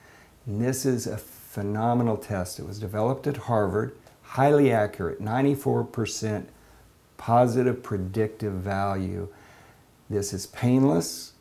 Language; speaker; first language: English; native; English